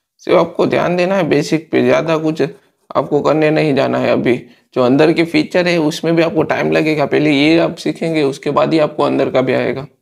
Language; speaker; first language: Hindi; native; Hindi